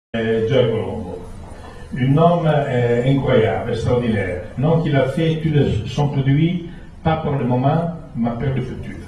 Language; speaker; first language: French; non-native, fluent; Italian